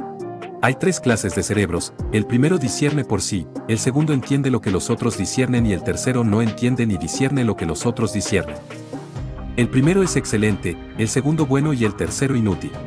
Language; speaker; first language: Spanish; native; Spanish